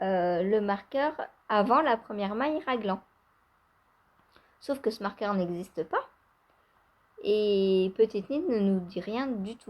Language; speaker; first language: French; native; French